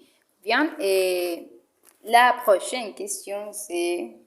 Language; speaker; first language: French; non-native, learner; Spanish